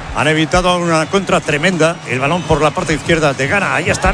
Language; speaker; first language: Spanish; native; Spanish